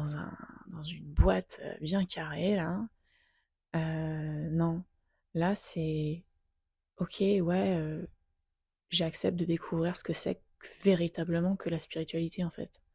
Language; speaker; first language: French; native; French